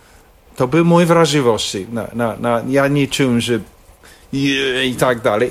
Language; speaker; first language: Polish; non-native, fluent; English